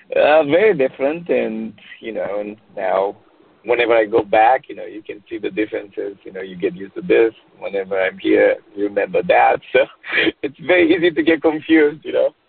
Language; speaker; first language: English; non-native, fluent; Romanian